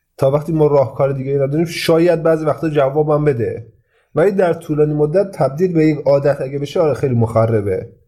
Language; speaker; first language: Persian; native; Persian